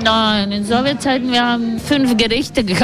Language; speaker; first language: German; non-native, learner; Latvian